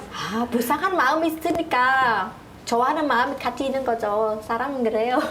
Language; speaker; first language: Korean; non-native, learner; Khmer